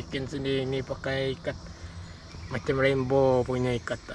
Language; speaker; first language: Malay; native; Malay